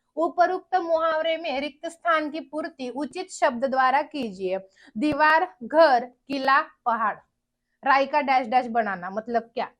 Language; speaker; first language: Hindi; non-native, local second language; Marathi